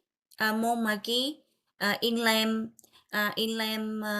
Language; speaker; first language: French; non-native, learner; Vietnamese